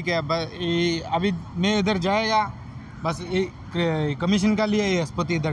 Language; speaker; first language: Hindi; non-native, learner; Bangla